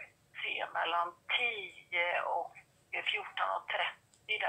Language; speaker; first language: Swedish; native; Swedish